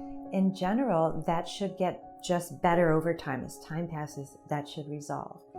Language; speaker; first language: English; native; English